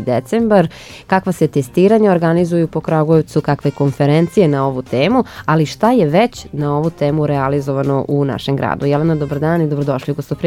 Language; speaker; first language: Serbian; native; Serbian